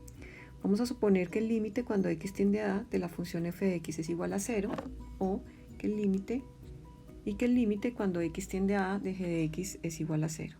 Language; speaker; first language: Spanish; native; Spanish